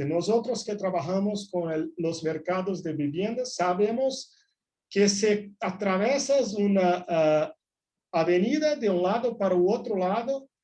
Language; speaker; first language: Spanish; non-native, fluent; Portuguese